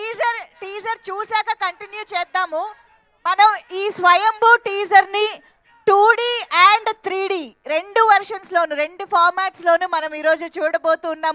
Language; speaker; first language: Telugu; native; Telugu